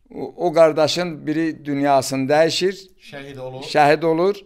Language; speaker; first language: Azerbaijani; native; Azerbaijani